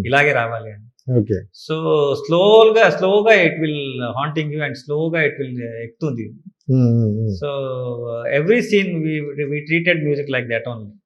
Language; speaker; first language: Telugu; non-native, learner; Kannada